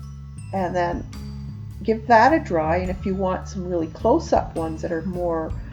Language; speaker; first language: English; native; English